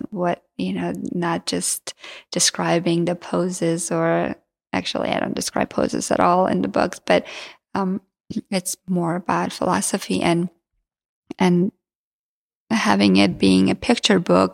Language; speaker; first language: English; non-native, fluent; Georgian